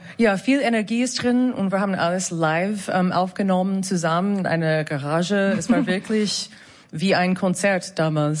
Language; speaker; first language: German; non-native, fluent; English